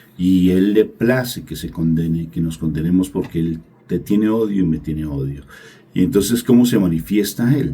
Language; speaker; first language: Spanish; native; Spanish